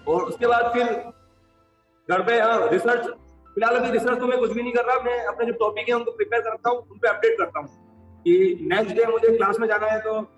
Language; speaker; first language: Hindi; native; Hindi